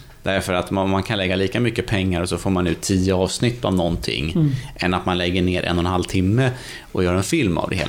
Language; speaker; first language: Swedish; native; Swedish